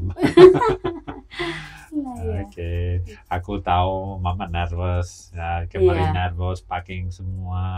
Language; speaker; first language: Indonesian; non-native, learner; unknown